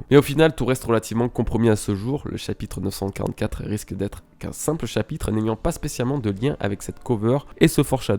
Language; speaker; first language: French; native; French